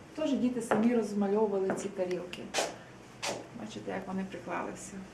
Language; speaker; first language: Ukrainian; native; Ukrainian